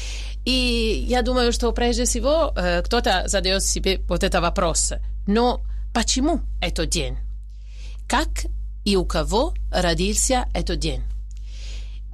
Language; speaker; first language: Russian; non-native, fluent; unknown